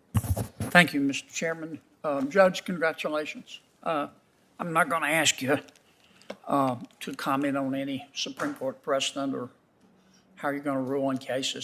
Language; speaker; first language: English; native; English